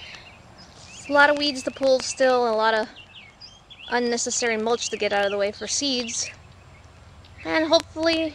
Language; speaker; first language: English; native; English